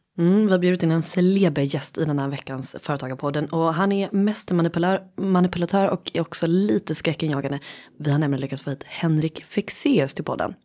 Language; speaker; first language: Swedish; native; Swedish